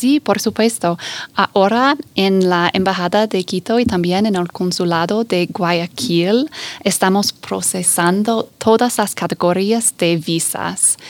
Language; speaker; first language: Spanish; non-native, fluent; English